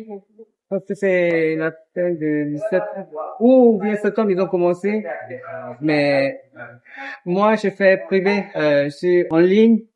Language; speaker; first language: French; non-native, learner; Korean